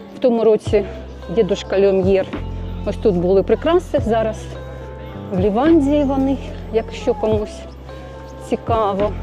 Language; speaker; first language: Ukrainian; non-native, local second language; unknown